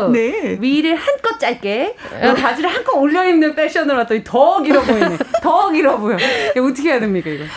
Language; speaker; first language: Korean; native; Korean